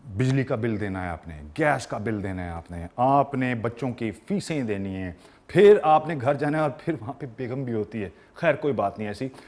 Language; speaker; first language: Urdu; native; Urdu